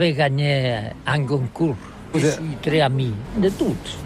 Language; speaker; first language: French; non-native, learner; Catalan